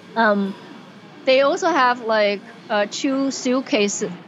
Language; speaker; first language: English; non-native, fluent; Chinese